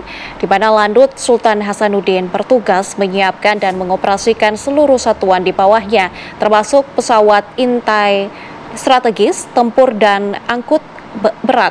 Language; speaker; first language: Indonesian; native; Indonesian